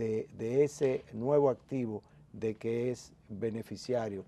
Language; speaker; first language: Spanish; native; Spanish